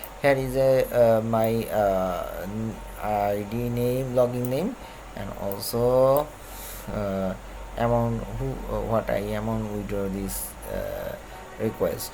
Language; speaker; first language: English; non-native, learner; Bangla